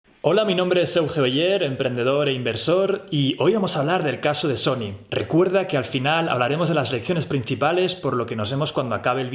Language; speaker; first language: Spanish; native; Spanish